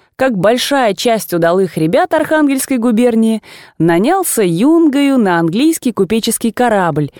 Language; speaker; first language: Russian; native; Russian